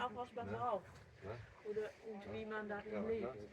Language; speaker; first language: German; non-native, learner; Dutch